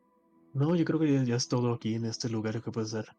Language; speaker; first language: Spanish; early bilingual, heritage; English